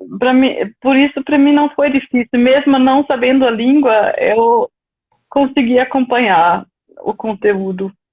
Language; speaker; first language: Portuguese; non-native, fluent; German